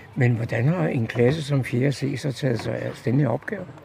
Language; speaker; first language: Danish; native; Danish